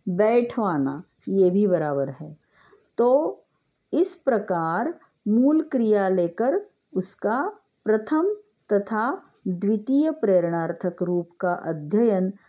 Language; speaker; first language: Hindi; non-native, local second language; Marathi